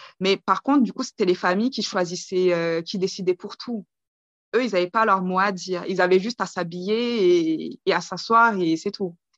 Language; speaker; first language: French; early bilingual, other home language; Kinyarwanda